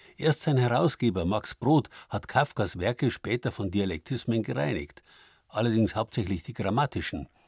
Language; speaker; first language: German; native; German